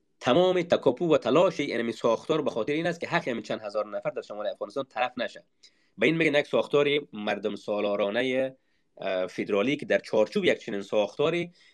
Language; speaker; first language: Persian; native; Persian